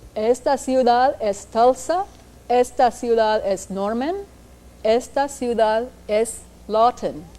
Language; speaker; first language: Spanish; non-native, learner; English